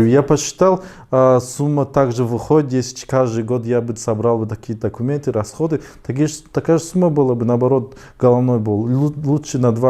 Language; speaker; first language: Russian; non-native, fluent; Tajik